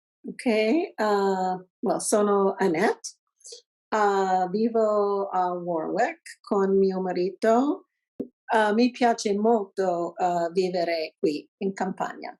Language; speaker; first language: Italian; non-native, learner; English